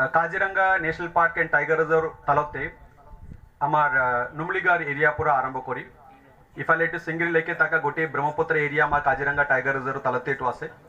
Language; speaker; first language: Assamese; non-native, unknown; Tamil